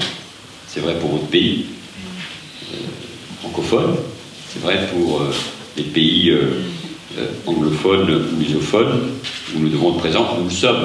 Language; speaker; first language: French; native; French